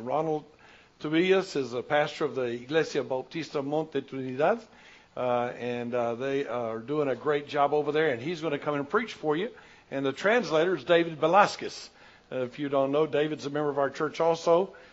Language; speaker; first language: English; native; English